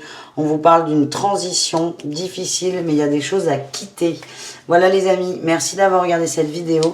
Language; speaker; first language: French; native; French